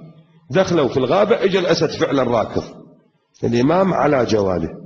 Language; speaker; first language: Arabic; native; Arabic